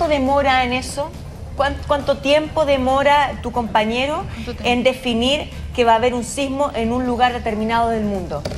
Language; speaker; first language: Spanish; native; Spanish